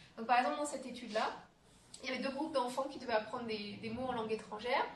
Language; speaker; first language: French; native; French